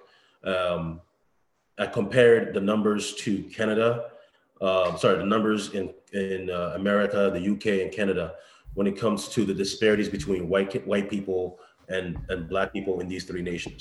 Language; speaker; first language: English; native; English